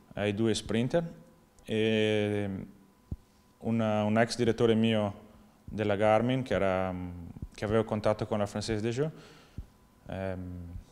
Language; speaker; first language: Italian; non-native, fluent; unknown